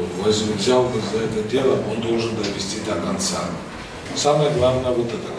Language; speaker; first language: Russian; non-native, fluent; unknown